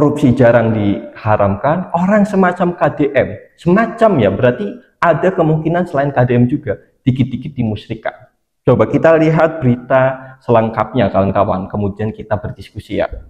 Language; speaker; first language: Indonesian; native; Indonesian